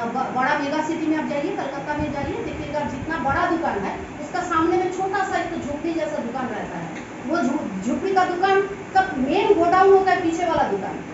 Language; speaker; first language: Hindi; non-native, local second language; Bangla